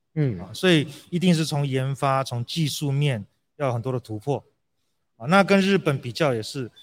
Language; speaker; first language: Chinese; early bilingual, heritage; Portuguese